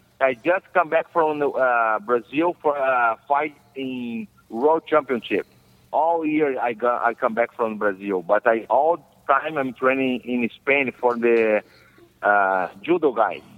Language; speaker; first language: English; non-native, learner; Portuguese